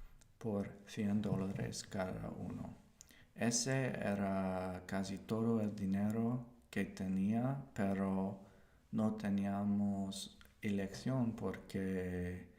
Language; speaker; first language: Spanish; non-native, learner; English